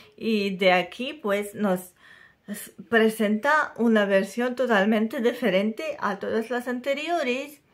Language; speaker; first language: Spanish; non-native, fluent; Russian